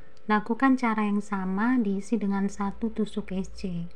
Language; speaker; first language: Indonesian; native; Indonesian